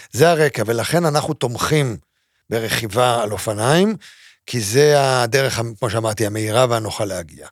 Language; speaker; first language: Hebrew; native; Hebrew